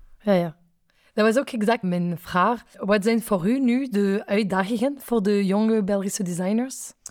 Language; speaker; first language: Dutch; non-native, fluent; French